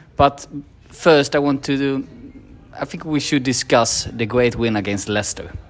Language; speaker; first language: English; non-native, fluent; Swedish